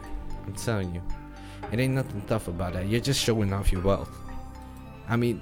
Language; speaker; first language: English; non-native, fluent; Dutch